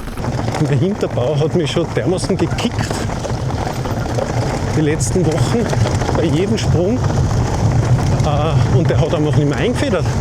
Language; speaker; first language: German; native; German